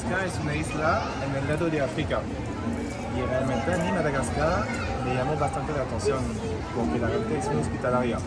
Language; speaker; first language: Spanish; non-native, fluent; French